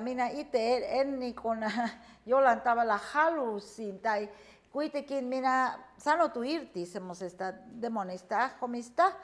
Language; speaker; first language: Finnish; non-native, fluent; Spanish